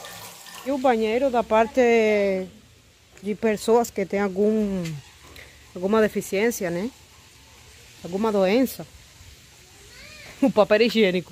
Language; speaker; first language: Portuguese; non-native, fluent; Spanish